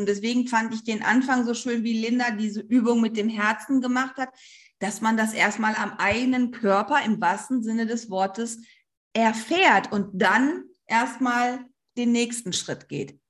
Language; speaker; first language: German; native; German